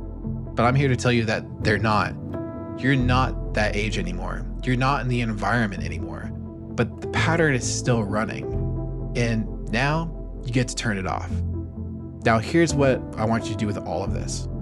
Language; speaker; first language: English; native; English